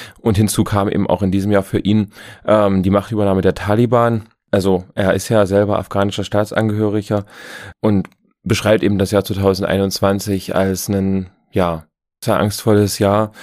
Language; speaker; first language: German; native; German